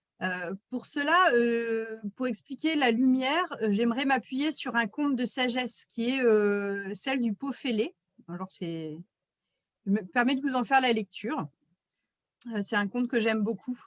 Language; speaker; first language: French; native; French